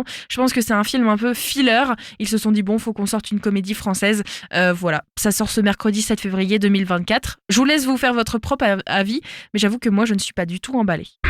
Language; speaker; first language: French; native; French